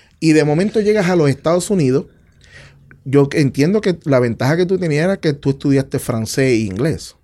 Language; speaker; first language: Spanish; native; Spanish